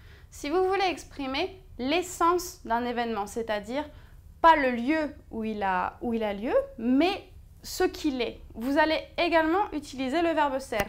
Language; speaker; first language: French; native; French